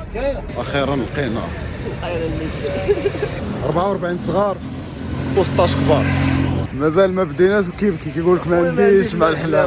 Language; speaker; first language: Arabic; native; Arabic